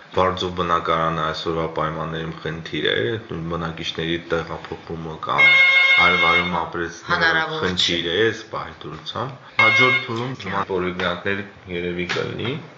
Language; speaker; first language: Armenian; native; Armenian